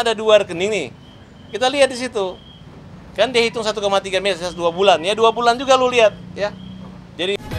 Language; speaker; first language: Indonesian; native; Indonesian